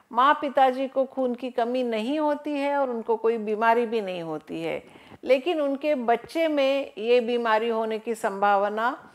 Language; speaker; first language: Hindi; non-native, local second language; Marathi